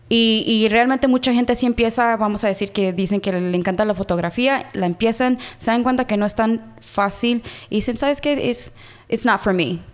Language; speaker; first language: Spanish; early bilingual, heritage; Spanish